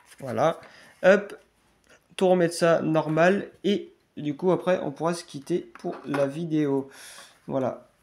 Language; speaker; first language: French; native; French